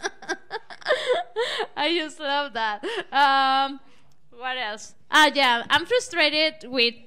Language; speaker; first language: English; non-native, learner; Spanish